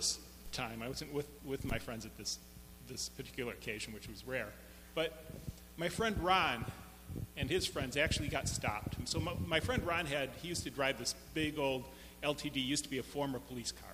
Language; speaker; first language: English; native; English